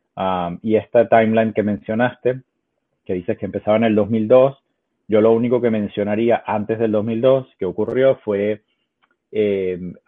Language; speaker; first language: Spanish; native; Spanish